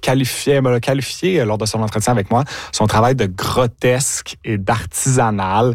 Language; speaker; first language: French; native; French